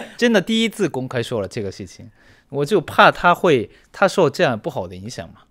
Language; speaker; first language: Chinese; non-native, fluent; Japanese